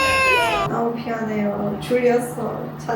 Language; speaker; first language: Korean; non-native, learner; Persian